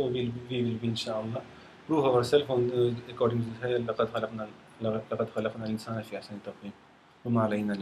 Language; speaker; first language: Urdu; non-native, fluent; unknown